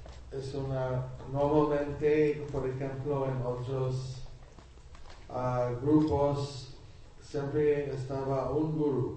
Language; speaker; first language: Spanish; non-native, learner; English